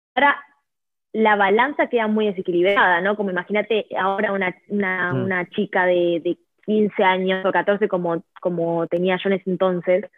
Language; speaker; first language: Spanish; native; Spanish